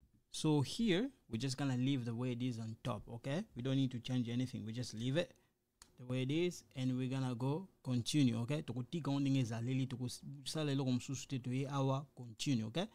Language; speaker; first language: English; non-native, fluent; Lingala